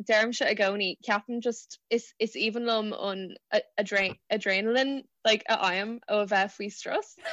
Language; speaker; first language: Irish; non-native, local second language; English